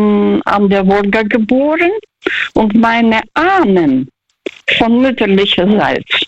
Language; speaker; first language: German; non-native, fluent; Russian